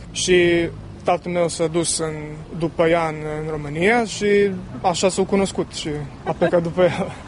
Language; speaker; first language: Romanian; early bilingual, heritage; Romanian